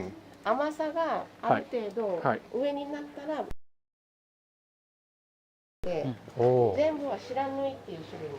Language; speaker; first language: Japanese; native; Japanese